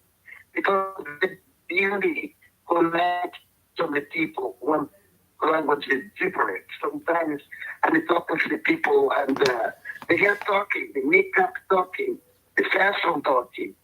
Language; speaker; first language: English; non-native, learner; Portuguese